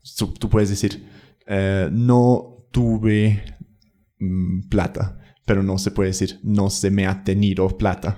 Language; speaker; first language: Spanish; non-native, fluent; English